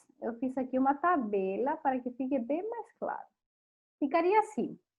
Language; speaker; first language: Portuguese; non-native, fluent; Spanish